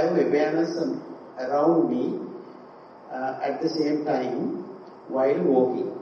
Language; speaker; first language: English; non-native, local second language; Sinhala